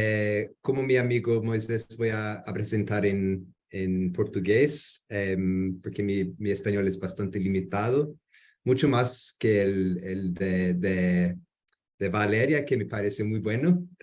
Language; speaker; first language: Spanish; non-native, learner; English